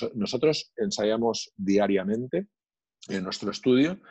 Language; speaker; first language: Spanish; non-native, local second language; Catalan